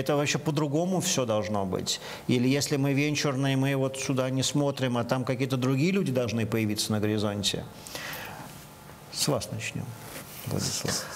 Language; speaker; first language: Russian; native; Russian